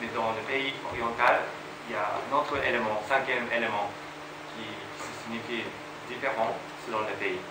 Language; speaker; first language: French; non-native, fluent; Japanese